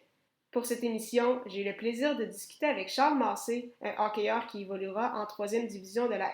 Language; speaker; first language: French; native; French